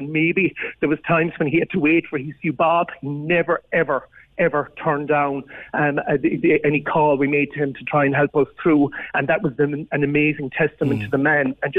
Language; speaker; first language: English; native; English